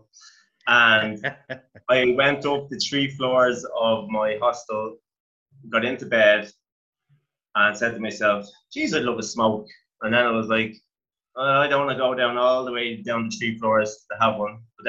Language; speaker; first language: English; native; English